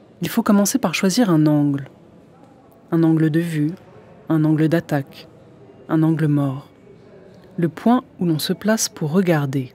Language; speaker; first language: French; native; French